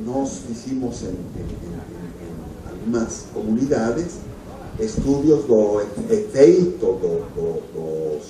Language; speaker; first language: Portuguese; non-native, learner; Spanish